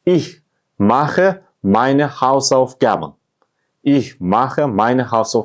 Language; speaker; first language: German; non-native, fluent; Uzbek